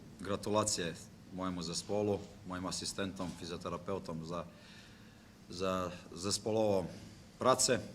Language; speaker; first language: Polish; non-native, learner; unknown